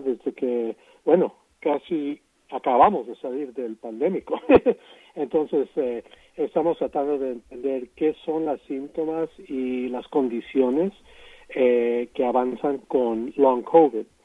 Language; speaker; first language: Spanish; non-native, fluent; English